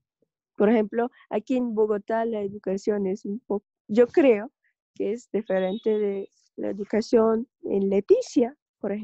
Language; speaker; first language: Spanish; non-native, learner; Russian